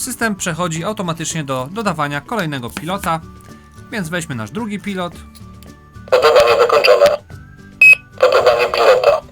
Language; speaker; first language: Polish; native; Polish